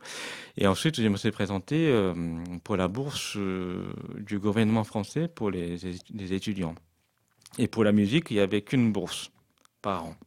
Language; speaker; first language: French; non-native, fluent; Japanese